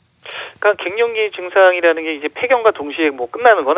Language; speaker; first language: Korean; native; Korean